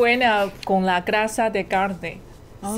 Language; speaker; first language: Spanish; non-native, learner; Chinese